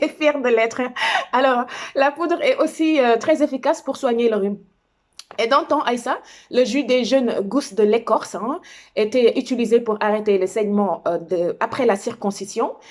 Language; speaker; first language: French; non-native, local second language; Wolof